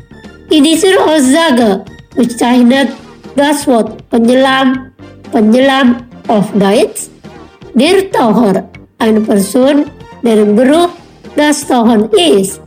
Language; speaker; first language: German; non-native, fluent; Indonesian